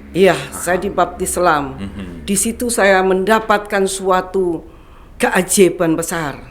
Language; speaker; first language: Indonesian; non-native, local second language; Javanese